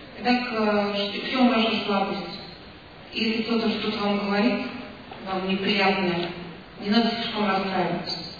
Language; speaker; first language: Russian; native; Russian